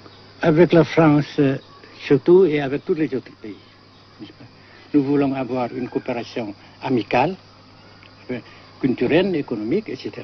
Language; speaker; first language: French; non-native, fluent; Vietnamese